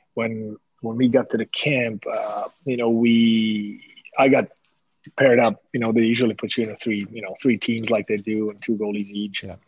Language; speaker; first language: English; non-native, fluent; Slovak